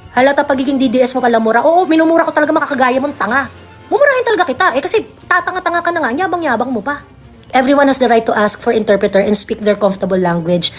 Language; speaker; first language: Filipino; native; Filipino